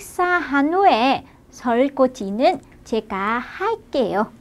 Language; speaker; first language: Korean; non-native, fluent; Vietnamese